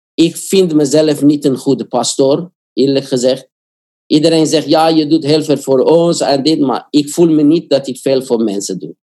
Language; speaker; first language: Dutch; non-native, fluent; Korean